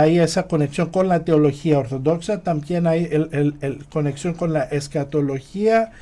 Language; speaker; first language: Spanish; non-native, fluent; Greek